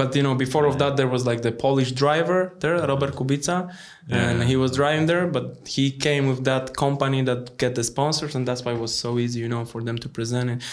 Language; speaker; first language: English; non-native, learner; Polish